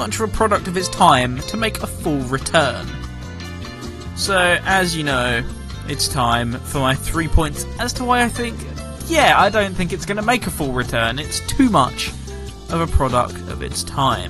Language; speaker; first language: English; native; English